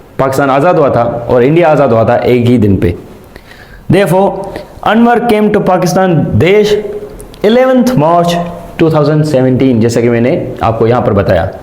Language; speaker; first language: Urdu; non-native, local second language; Sindhi